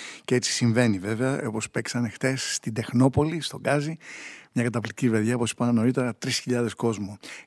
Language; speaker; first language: Greek; native; Greek